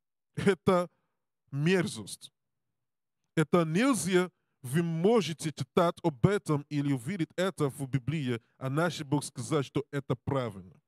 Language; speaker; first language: Russian; non-native, learner; English